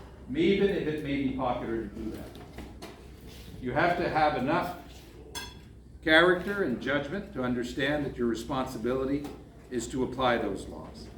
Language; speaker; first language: English; non-native, local second language; French